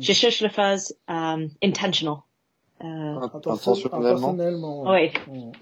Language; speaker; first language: French; non-native, fluent; English